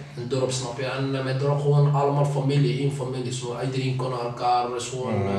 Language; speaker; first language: Dutch; non-native, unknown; Arabic